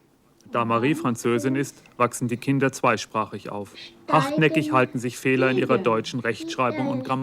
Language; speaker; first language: German; native; German